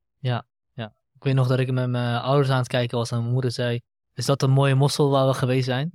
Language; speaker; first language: Dutch; early bilingual, other home language; Central Kurdish